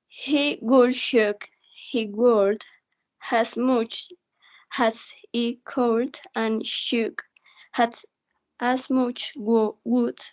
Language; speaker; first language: English; non-native, learner; Spanish